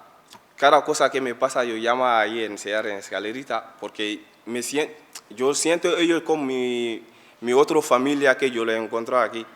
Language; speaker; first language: Spanish; non-native, learner; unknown